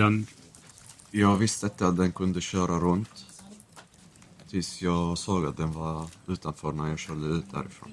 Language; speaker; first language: Swedish; non-native, fluent; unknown